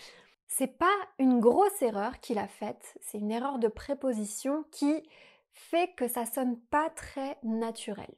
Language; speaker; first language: French; native; French